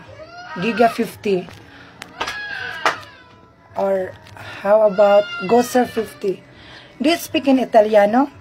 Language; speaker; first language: English; non-native, learner; Filipino